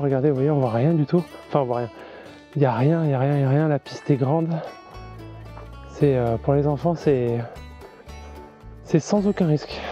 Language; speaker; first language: French; native; French